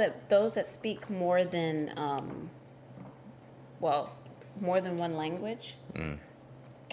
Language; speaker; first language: English; early bilingual, other home language; Shona